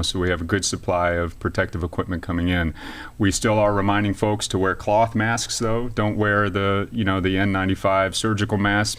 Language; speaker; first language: English; native; English